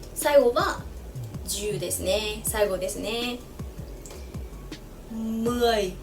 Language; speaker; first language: Japanese; non-native, fluent; Vietnamese